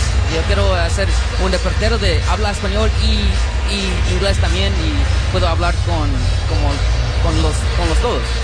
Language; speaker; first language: Spanish; early bilingual, heritage; Spanish